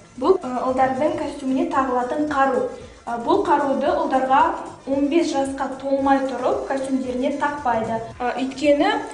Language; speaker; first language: Kazakh; non-native, local second language; Chechen